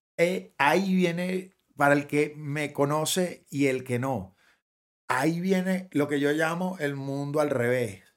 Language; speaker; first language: Spanish; native; Spanish